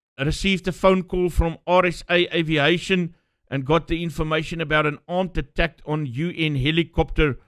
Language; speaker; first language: English; non-native, local second language; Afrikaans